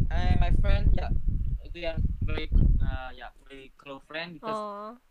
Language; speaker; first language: English; non-native, learner; Vietnamese